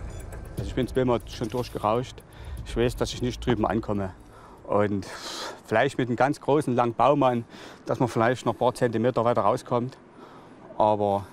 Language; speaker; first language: German; native; German